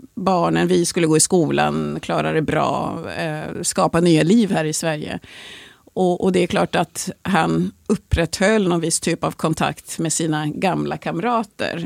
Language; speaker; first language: Swedish; early bilingual, other home language; Swahili